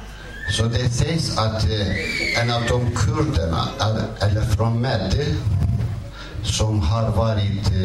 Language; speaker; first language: Swedish; non-native, fluent; Kurdish